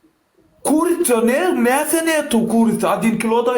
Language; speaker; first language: Russian; non-native, learner; Turkmen